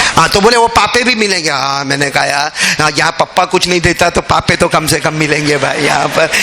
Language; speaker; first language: Urdu; native; Urdu